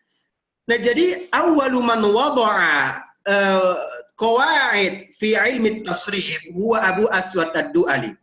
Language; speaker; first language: Arabic; non-native, fluent; Indonesian